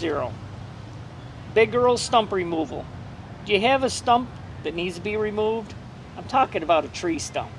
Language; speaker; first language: English; native; English